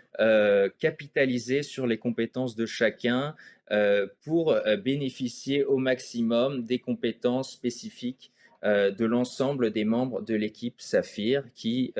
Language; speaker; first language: French; native; French